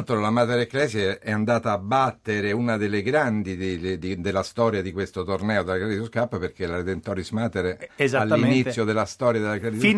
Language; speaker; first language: Italian; native; Italian